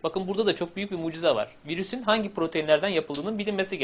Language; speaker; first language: Turkish; native; Turkish